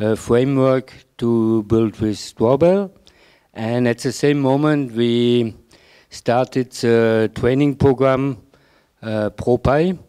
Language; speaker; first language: English; non-native, fluent; German